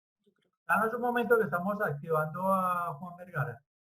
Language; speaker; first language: Spanish; native; Spanish